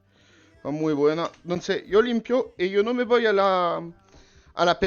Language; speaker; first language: Spanish; non-native, learner; French